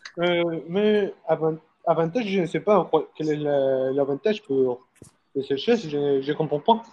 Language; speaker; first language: French; non-native, learner; Spanish